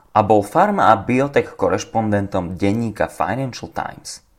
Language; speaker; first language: English; non-native, fluent; Slovak